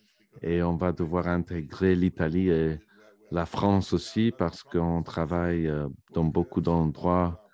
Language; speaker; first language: French; non-native, fluent; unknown